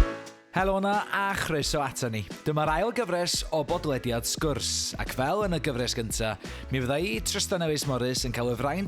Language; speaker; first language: Welsh; native; Welsh